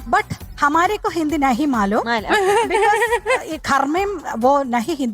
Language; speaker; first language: Hindi; non-native, learner; Malayalam